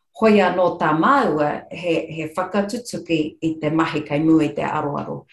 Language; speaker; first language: Māori; non-native, local second language; English